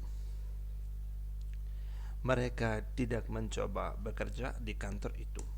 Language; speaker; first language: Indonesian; non-native, fluent; Ukrainian